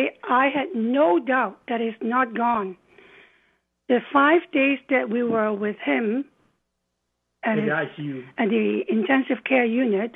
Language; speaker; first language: English; non-native, local second language; Cantonese